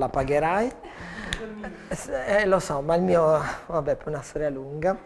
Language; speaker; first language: Italian; native; Italian